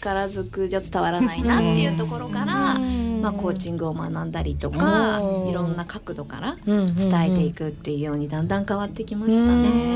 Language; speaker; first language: Japanese; native; Japanese